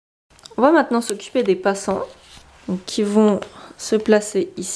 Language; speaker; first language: French; native; French